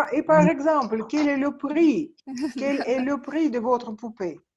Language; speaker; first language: French; non-native, learner; Russian